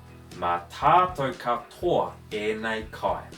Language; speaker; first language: Māori; non-native, local second language; English